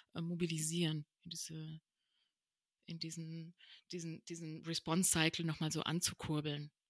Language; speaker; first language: German; early bilingual, other home language; Spanish